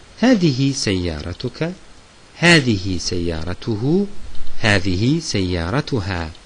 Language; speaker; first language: Arabic; non-native, fluent; Turkish